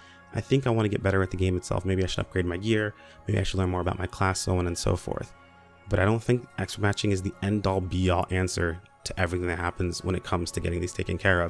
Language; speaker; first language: English; native; English